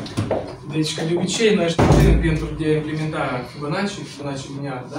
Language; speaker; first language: Romanian; non-native, local second language; Russian